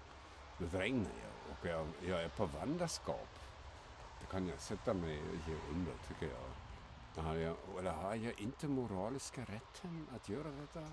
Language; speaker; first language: Swedish; non-native, fluent; German